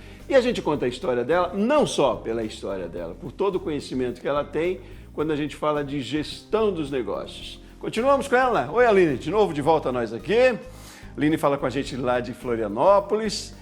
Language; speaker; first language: Portuguese; native; Portuguese